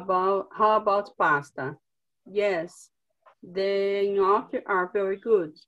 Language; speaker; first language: English; non-native, learner; Portuguese